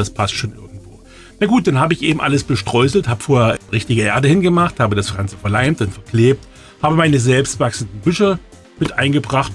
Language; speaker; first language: German; native; German